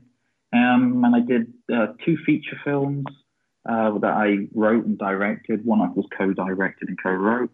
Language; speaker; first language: English; native; English